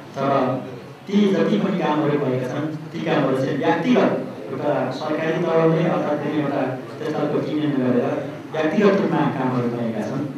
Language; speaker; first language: Nepali; non-native, local second language; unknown